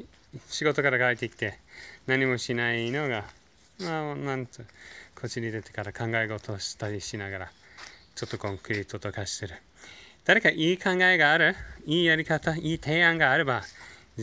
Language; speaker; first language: Japanese; non-native, fluent; English